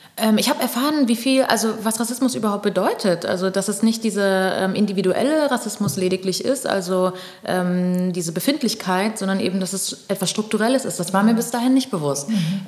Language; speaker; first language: German; early bilingual, other home language; Portuguese